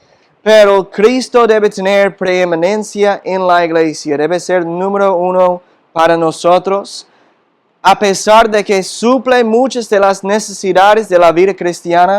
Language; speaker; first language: Spanish; non-native, fluent; English